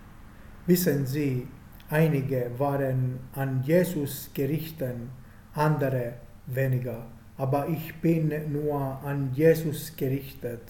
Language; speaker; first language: German; non-native, fluent; Italian